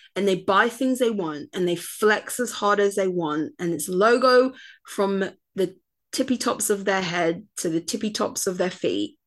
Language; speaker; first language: English; native; English